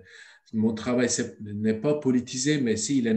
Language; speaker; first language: French; non-native, learner; Turkish